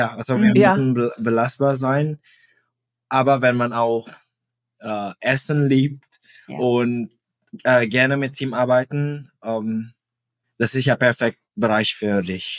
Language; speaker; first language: German; non-native, fluent; Indonesian